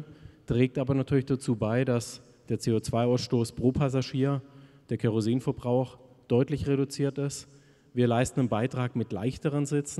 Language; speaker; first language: German; native; German